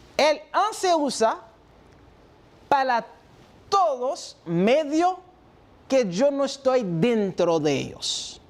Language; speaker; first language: Spanish; non-native, fluent; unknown